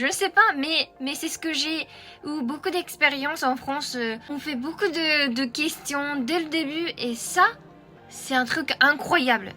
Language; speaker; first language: French; non-native, fluent; Japanese